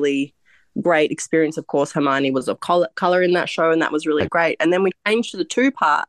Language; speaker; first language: English; non-native, local second language; Croatian